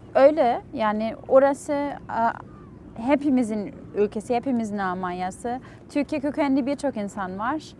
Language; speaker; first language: Turkish; non-native, fluent; German